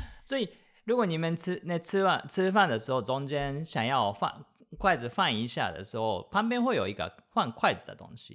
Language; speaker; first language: Chinese; non-native, fluent; Japanese